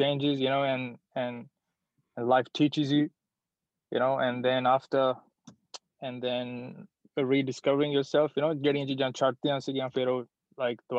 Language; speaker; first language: English; non-native, local second language; Punjabi